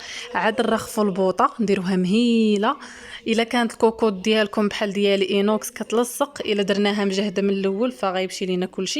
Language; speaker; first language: Arabic; native; Arabic